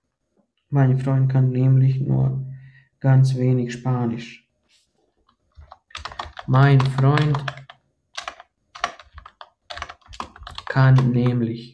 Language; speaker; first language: German; non-native, fluent; Croatian